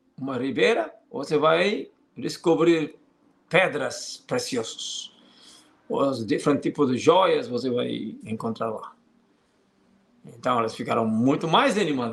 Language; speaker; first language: Portuguese; non-native, fluent; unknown